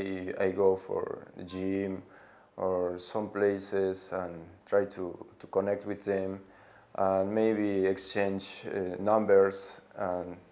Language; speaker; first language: English; non-native, learner; Spanish